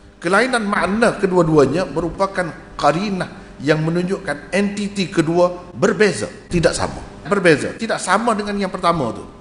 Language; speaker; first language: Malay; native; Malay